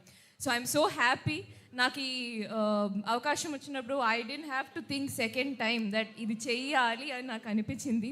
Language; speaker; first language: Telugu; non-native, fluent; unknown